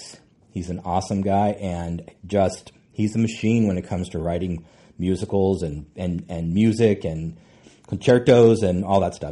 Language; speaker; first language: English; native; English